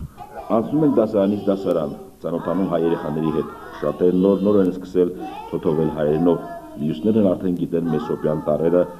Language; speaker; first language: Armenian; native; Armenian